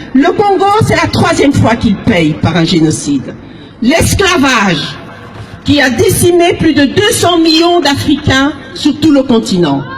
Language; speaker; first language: French; early bilingual, other home language; Lingala